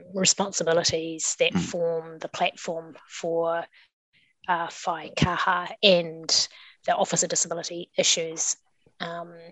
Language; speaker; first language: English; native; English